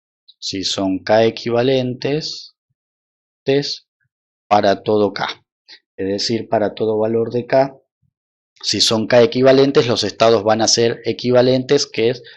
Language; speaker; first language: Spanish; native; Spanish